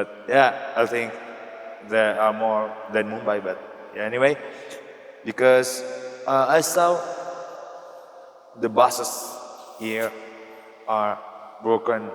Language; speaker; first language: English; non-native, learner; Indonesian